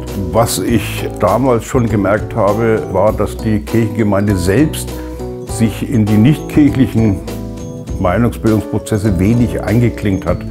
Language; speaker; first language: German; native; German